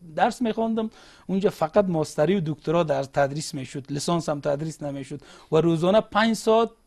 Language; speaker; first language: Persian; non-native, local second language; Uzbek